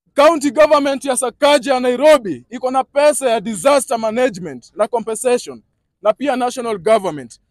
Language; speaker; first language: Swahili; native; Swahili